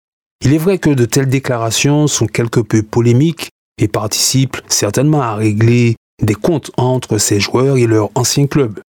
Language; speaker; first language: French; native; French